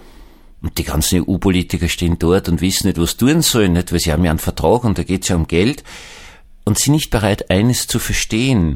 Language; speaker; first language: German; native; German